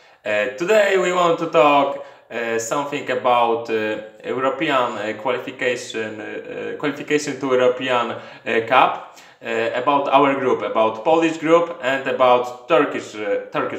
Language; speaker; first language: English; non-native, learner; Polish